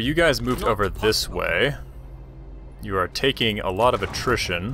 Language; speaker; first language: English; native; English